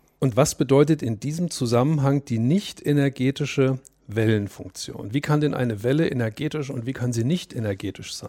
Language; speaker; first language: German; native; German